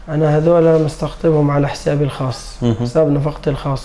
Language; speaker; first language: Arabic; native; Arabic